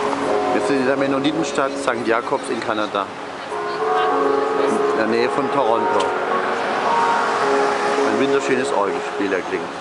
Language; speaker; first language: German; native; German